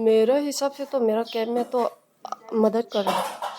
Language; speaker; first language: Hindi; non-native, local second language; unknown